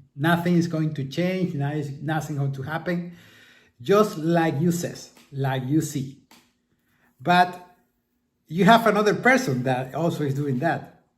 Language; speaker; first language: English; non-native, fluent; Spanish